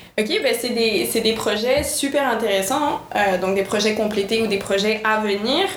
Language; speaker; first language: French; native; French